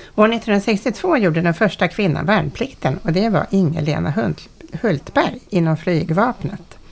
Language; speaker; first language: Swedish; native; Swedish